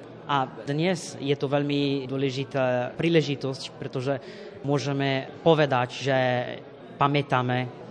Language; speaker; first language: Slovak; non-native, learner; Italian